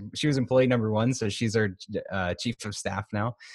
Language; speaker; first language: English; native; English